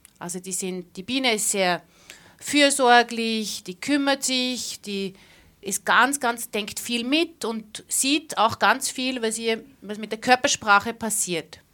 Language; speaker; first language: German; native; German